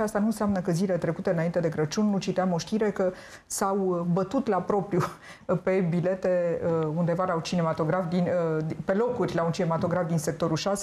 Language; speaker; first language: Romanian; native; Romanian